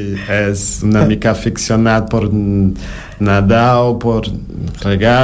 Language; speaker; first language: Catalan; non-native, learner; Portuguese